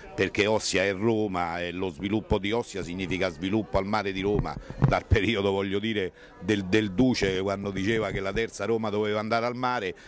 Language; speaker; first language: Italian; native; Italian